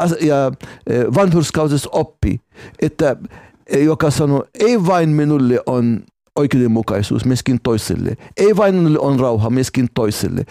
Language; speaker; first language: Finnish; non-native, fluent; Arabic